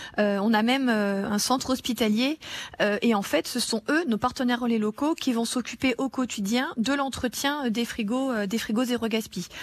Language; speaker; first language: French; native; French